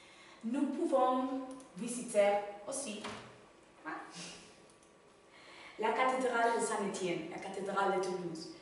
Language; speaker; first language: French; non-native, learner; Spanish